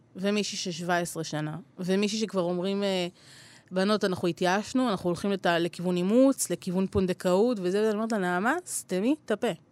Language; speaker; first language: Hebrew; native; Hebrew